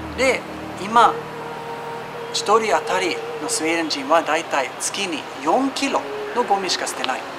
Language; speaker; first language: Japanese; non-native, fluent; Swedish